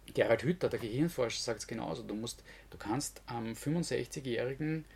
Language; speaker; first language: German; native; German